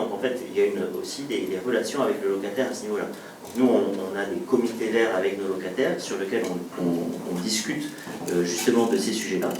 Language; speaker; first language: French; native; French